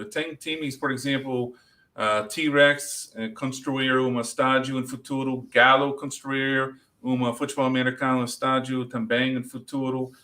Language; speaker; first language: Portuguese; non-native, learner; English